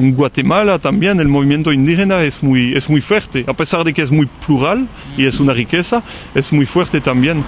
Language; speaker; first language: Spanish; non-native, fluent; French